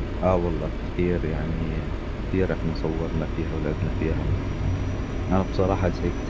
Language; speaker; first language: Arabic; native; Arabic